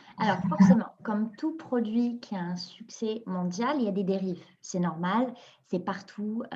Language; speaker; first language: French; non-native, local second language; Arabic